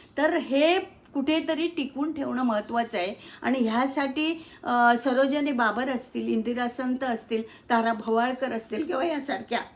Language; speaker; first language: Marathi; native; Marathi